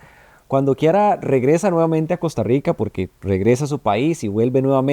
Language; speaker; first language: Spanish; native; Spanish